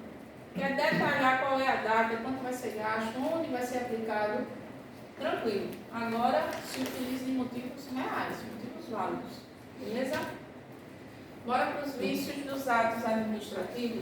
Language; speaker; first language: Portuguese; native; Portuguese